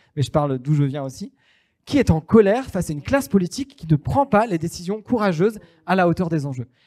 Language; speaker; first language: French; native; French